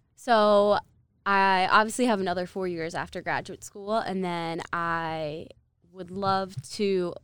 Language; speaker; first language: English; native; English